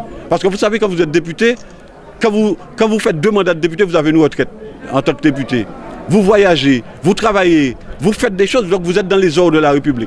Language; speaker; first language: French; native; French